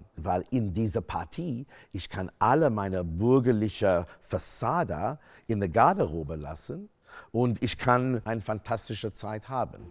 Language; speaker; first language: German; non-native, fluent; English